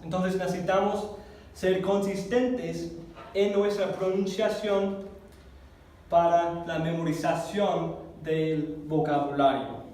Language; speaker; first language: Spanish; non-native, fluent; English